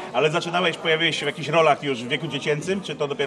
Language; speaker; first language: Polish; native; Polish